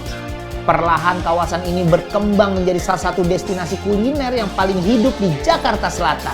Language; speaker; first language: Indonesian; native; Indonesian